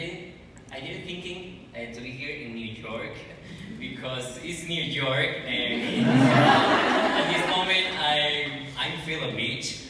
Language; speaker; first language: English; non-native, learner; Spanish